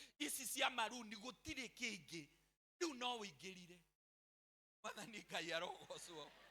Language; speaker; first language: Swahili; non-native, local second language; Kikuyu